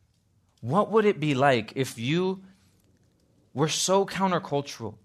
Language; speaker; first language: English; native; English